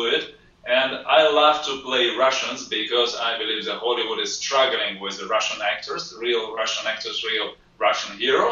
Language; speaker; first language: English; non-native, fluent; Russian